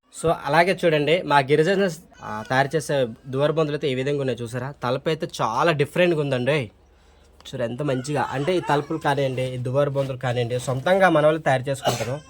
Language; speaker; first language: Telugu; non-native, local second language; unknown